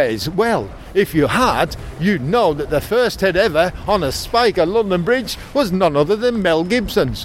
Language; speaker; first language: English; native; English